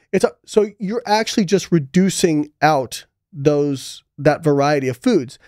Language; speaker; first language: English; native; English